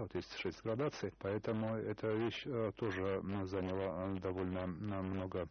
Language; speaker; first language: Russian; native; Russian